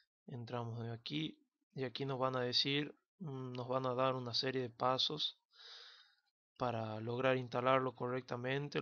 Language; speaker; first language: Spanish; native; Spanish